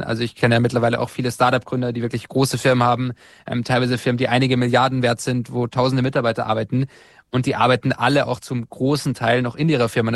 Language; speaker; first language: German; native; German